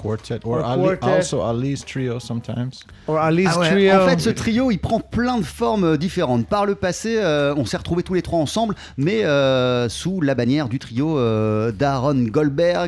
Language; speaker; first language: French; native; French